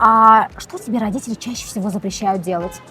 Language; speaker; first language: Russian; non-native, local second language; Azerbaijani